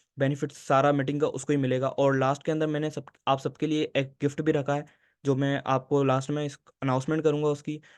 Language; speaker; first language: Urdu; native; Urdu